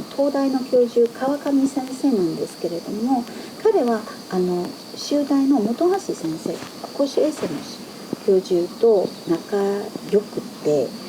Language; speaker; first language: Japanese; non-native, fluent; Chinese